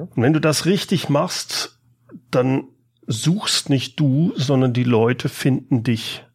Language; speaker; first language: German; native; German